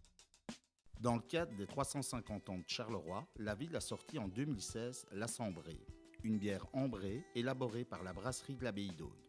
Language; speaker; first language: French; native; French